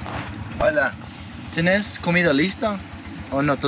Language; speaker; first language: Spanish; non-native, learner; English